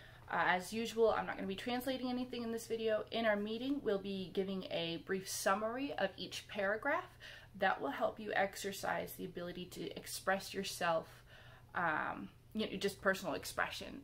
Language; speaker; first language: English; native; English